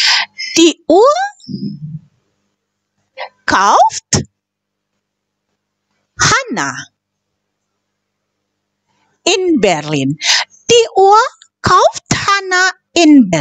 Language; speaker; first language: German; non-native, fluent; Indonesian